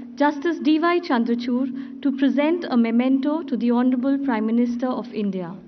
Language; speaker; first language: English; non-native, local second language; Hindi